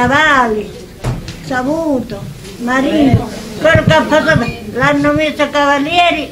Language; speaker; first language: Italian; non-native, local second language; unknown